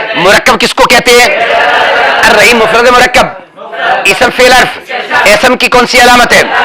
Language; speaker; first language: Urdu; non-native, local second language; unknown